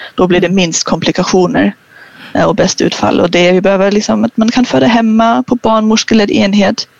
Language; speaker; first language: Swedish; non-native, fluent; German